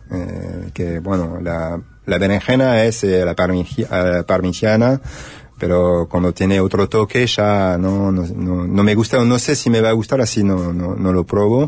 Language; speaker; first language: Spanish; non-native, fluent; French